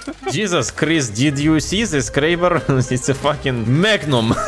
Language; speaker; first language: English; non-native, learner; Russian